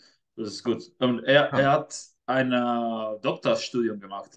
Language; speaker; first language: German; non-native, fluent; Spanish